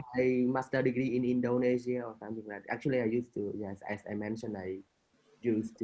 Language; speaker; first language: English; non-native, fluent; Khmer